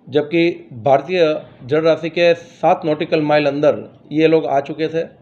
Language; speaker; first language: Hindi; non-native, local second language; Gujarati